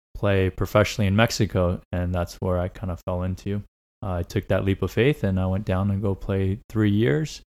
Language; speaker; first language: English; native; English